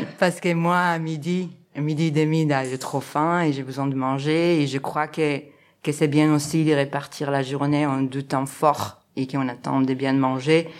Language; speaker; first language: French; non-native, fluent; Spanish